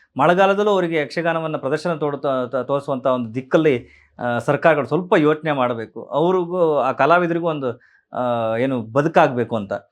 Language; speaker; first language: Kannada; native; Kannada